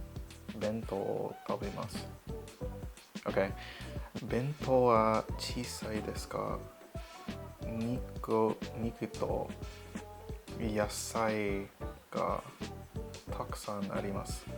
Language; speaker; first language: Japanese; non-native, learner; English